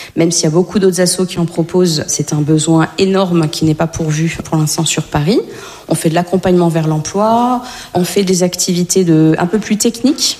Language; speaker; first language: French; native; French